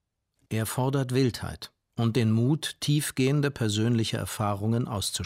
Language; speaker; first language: German; native; German